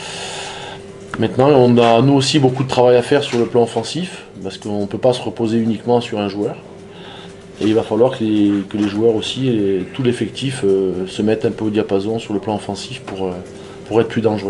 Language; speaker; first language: French; native; French